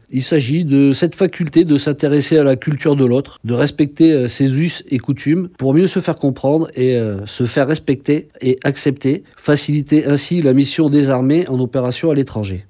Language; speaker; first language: French; native; French